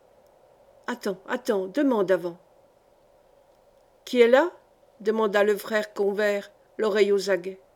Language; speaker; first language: French; native; French